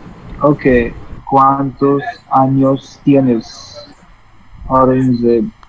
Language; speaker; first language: Spanish; non-native, learner; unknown